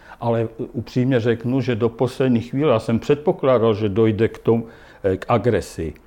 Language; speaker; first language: Czech; native; Czech